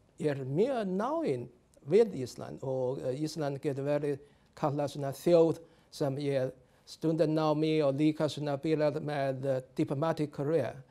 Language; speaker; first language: Icelandic; non-native, fluent; Chinese